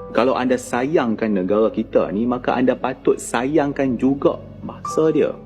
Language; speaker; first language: Malay; native; Malay